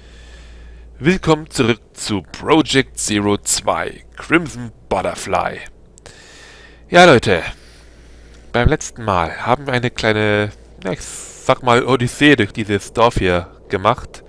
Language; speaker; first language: German; native; German